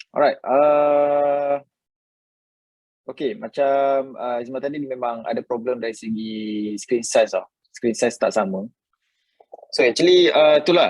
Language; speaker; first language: Malay; native; Malay